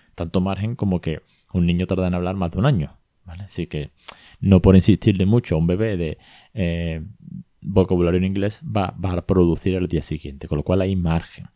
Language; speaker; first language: Spanish; native; Spanish